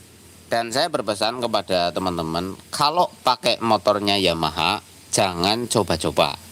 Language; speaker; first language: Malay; non-native, local second language; Javanese